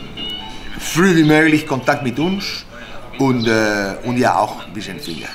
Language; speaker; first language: German; non-native, fluent; Spanish